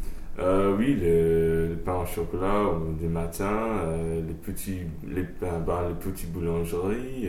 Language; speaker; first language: French; non-native, fluent; English